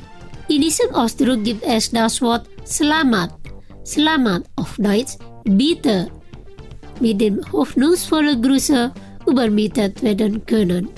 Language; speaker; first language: German; non-native, fluent; Indonesian